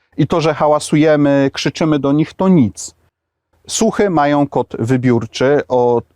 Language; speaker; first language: Polish; native; Polish